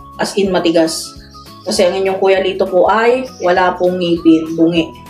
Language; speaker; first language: Filipino; non-native, local second language; Iloko